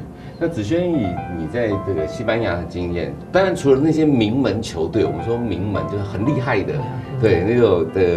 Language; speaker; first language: Chinese; native; Chinese